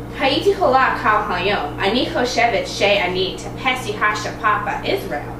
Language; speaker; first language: Hebrew; non-native, learner; English